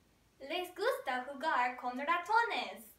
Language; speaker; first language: Spanish; non-native, learner; English